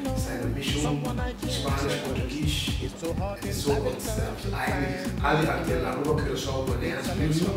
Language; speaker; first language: German; non-native, fluent; Papiamento